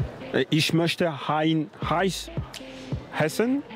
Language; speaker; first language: German; non-native, learner; French